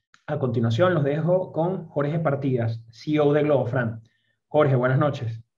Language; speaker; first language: Spanish; native; Spanish